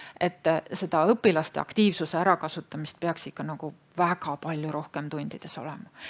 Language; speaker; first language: Estonian; native; Estonian